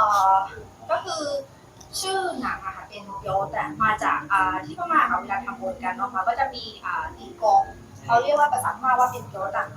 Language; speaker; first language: Thai; non-native, fluent; Burmese